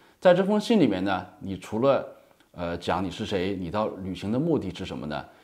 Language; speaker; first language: Chinese; native; Chinese